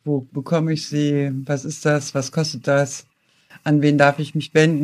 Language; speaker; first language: German; native; German